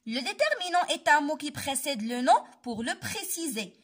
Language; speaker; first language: French; non-native, local second language; Arabic